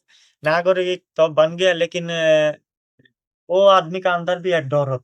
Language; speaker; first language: Hindi; non-native, learner; Bangla